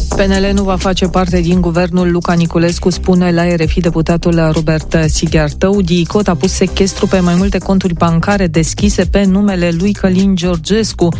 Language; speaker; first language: Romanian; native; Romanian